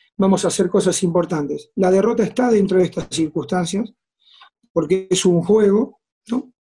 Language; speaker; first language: Spanish; native; Spanish